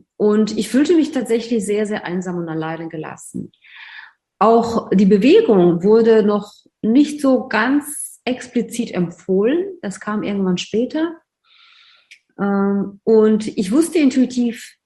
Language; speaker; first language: German; non-native, fluent; Russian